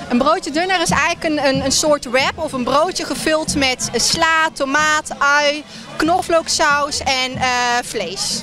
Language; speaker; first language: Dutch; native; Dutch